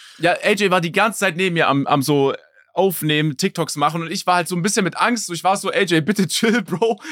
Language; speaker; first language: German; native; German